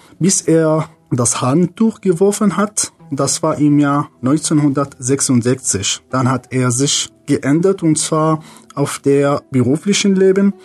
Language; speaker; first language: German; non-native, fluent; Arabic